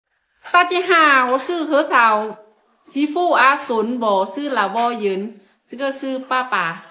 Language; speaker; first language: Chinese; non-native, learner; Lao